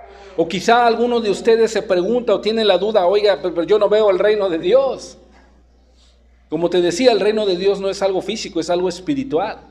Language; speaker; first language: Spanish; native; Spanish